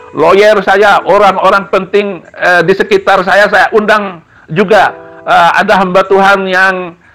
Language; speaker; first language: Indonesian; non-native, local second language; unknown